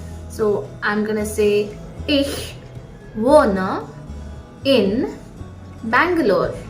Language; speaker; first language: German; non-native, fluent; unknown